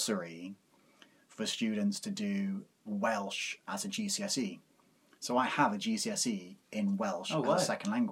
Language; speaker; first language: English; native; English